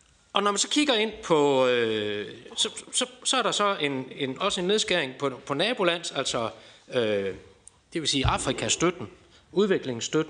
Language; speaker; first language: Danish; native; Danish